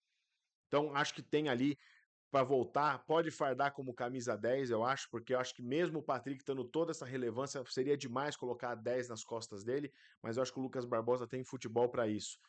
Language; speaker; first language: Portuguese; native; Portuguese